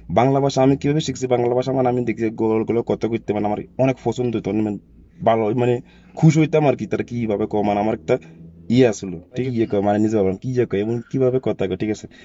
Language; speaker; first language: Bangla; non-native, fluent; Zulu